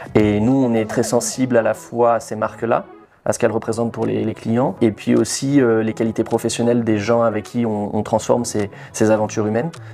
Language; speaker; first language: French; native; French